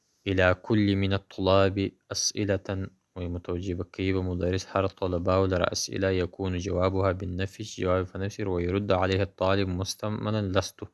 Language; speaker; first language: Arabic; non-native, fluent; Pashto